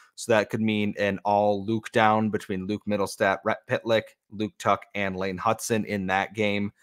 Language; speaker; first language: English; native; English